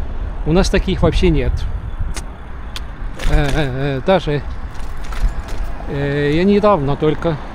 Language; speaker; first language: Russian; non-native, local second language; Estonian